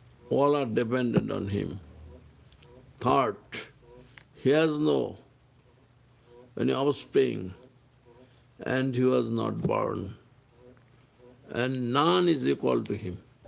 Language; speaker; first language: English; non-native, local second language; Bangla